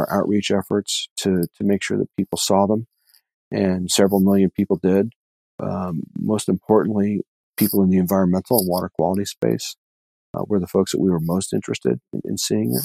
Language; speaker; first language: English; native; English